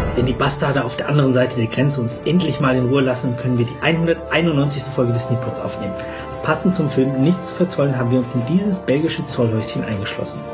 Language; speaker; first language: German; native; German